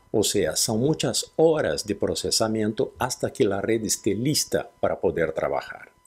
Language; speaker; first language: Spanish; non-native, fluent; Portuguese